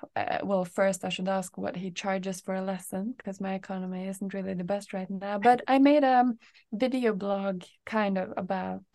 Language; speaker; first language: English; non-native, fluent; Norwegian